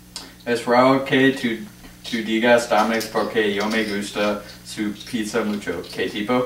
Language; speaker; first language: Spanish; non-native, learner; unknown